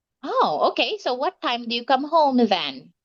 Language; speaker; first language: English; non-native, local second language; Filipino